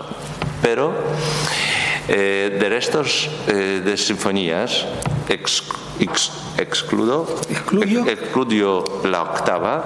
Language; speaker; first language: Spanish; non-native, learner; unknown